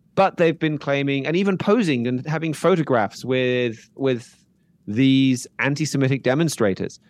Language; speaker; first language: English; native; English